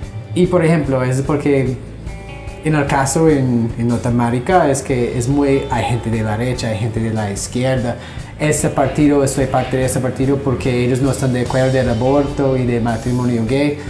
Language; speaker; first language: Spanish; non-native, fluent; English